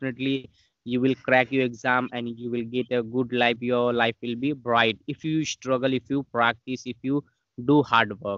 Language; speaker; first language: English; non-native, learner; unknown